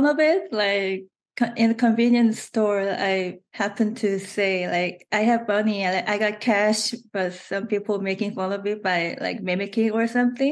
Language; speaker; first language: English; non-native, fluent; Korean